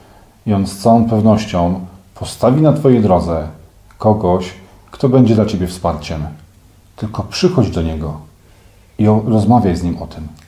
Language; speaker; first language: Polish; native; Polish